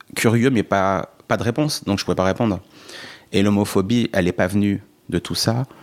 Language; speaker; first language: French; native; French